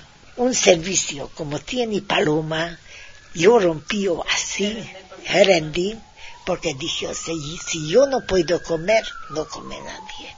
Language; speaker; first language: Spanish; non-native, fluent; Hungarian